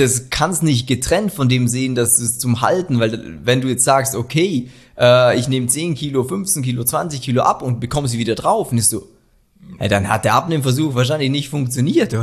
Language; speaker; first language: German; native; German